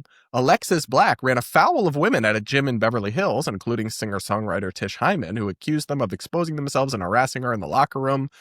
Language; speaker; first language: English; native; English